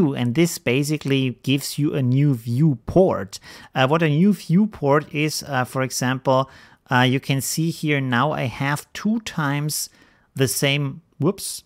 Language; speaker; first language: English; non-native, fluent; German